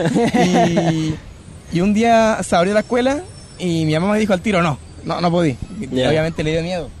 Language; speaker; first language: Spanish; native; Spanish